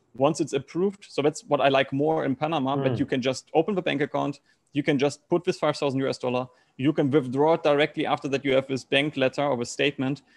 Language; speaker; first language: English; non-native, learner; German